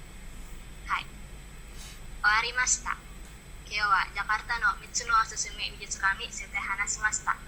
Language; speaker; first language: Japanese; non-native, learner; Indonesian